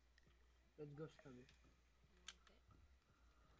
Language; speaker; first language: English; non-native, learner; Arabic